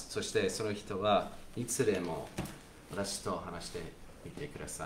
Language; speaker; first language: Japanese; non-native, fluent; English